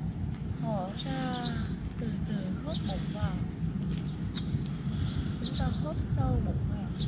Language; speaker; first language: Vietnamese; native; Vietnamese